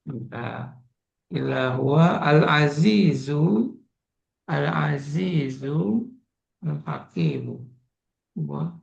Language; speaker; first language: Arabic; non-native, learner; Indonesian